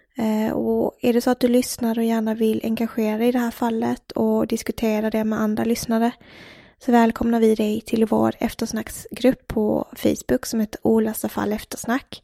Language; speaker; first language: Swedish; native; Swedish